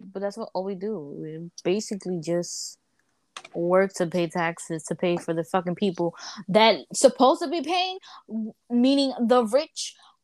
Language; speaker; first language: English; early bilingual, other home language; Spanish